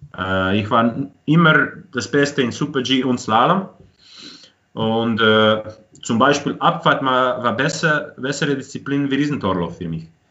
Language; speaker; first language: German; non-native, fluent; Croatian